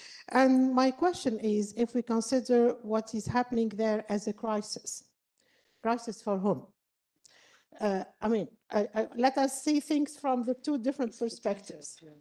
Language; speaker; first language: English; non-native, fluent; Arabic